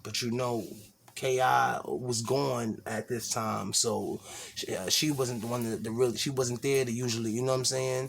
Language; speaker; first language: English; native; English